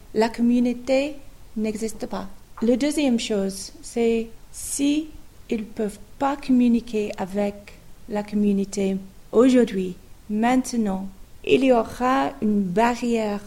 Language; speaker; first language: French; non-native, fluent; English